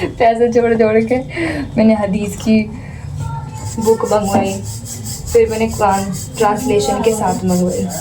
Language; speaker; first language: Hindi; native; Hindi